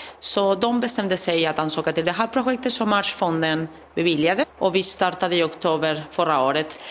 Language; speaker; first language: Swedish; non-native, fluent; Spanish